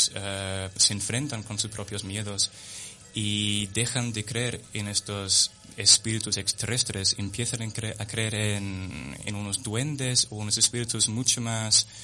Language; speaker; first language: Spanish; non-native, fluent; English